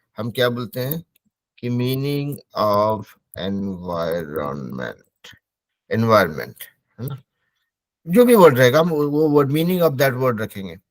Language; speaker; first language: Hindi; native; Hindi